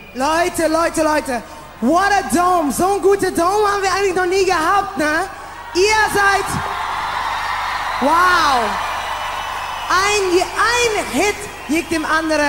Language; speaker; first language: German; non-native, learner; English